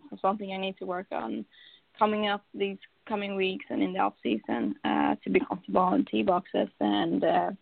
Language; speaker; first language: English; non-native, fluent; Swedish